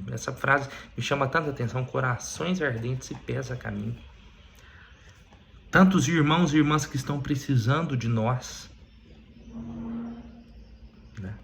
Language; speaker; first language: Portuguese; native; Portuguese